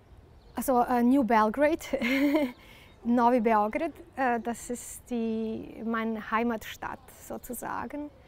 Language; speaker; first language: German; non-native, learner; Serbian